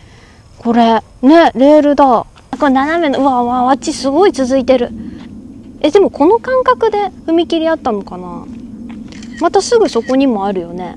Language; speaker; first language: Japanese; native; Japanese